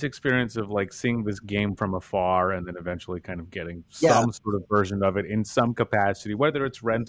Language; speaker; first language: English; native; English